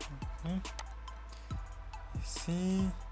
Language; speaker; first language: French; non-native, learner; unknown